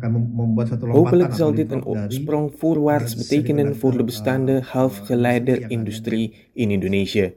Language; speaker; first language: Dutch; non-native, fluent; Indonesian